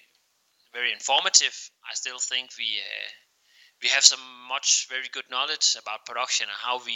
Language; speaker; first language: English; non-native, fluent; Danish